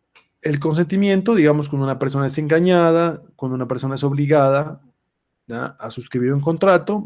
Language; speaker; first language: Spanish; native; Spanish